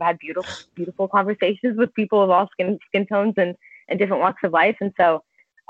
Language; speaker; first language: English; native; English